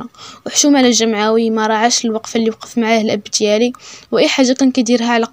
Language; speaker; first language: Arabic; native; Arabic